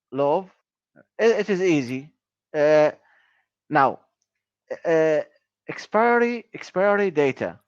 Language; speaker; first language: English; non-native, learner; Arabic